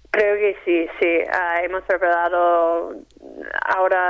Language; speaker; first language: Spanish; non-native, fluent; English